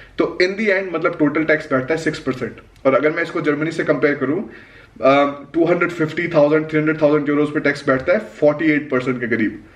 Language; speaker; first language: Hindi; native; Hindi